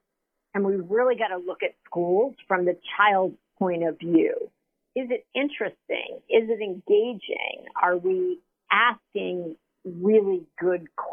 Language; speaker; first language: English; native; English